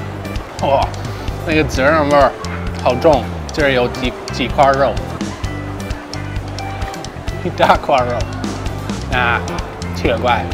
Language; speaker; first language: Chinese; non-native, fluent; English